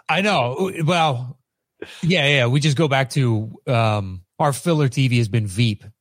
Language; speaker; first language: English; native; English